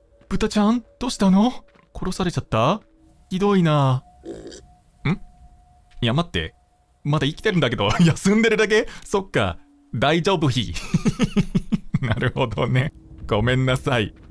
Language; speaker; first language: Japanese; non-native, fluent; English